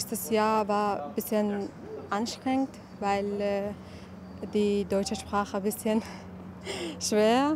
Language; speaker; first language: German; non-native, learner; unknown